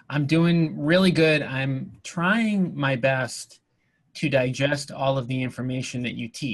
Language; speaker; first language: English; native; English